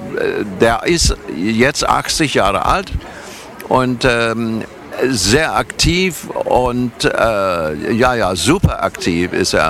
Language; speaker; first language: German; non-native, fluent; English